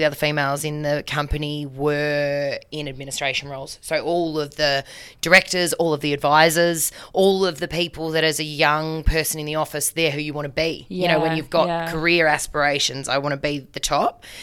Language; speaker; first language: English; native; English